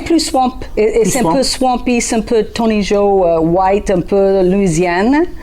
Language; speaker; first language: French; non-native, learner; English